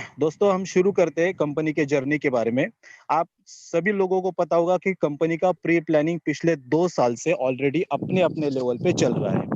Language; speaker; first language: Hindi; non-native, local second language; Marathi